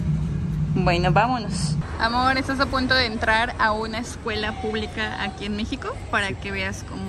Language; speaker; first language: Spanish; native; Spanish